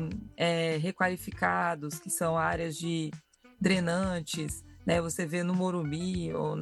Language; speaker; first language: Portuguese; native; Portuguese